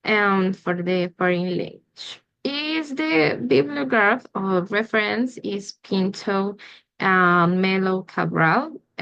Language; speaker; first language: English; non-native, learner; Spanish